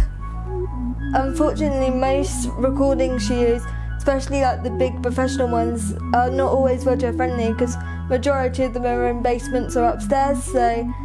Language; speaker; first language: English; native; English